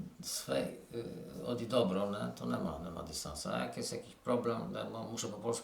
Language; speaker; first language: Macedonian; early bilingual, heritage; Polish